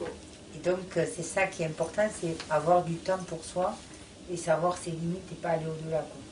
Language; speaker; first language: French; native; French